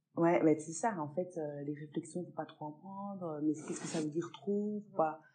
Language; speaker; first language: French; early bilingual, other home language; Fula